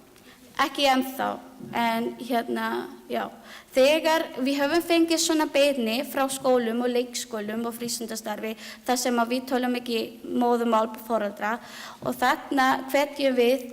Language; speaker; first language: Icelandic; non-native, learner; Filipino